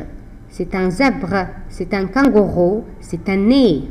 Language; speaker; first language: French; non-native, fluent; Arabic